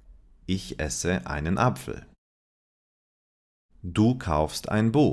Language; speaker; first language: German; non-native, fluent; English